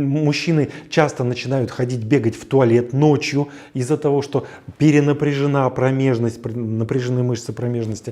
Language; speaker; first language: Russian; native; Russian